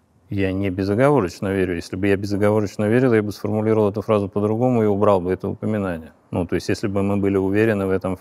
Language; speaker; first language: Russian; native; Russian